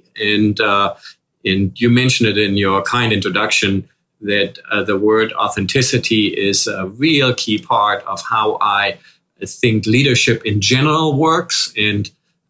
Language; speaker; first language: English; non-native, fluent; German